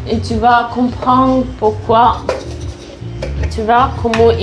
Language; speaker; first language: French; non-native, fluent; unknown